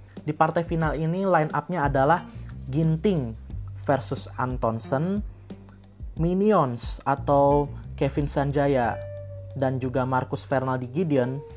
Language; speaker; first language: Indonesian; native; Indonesian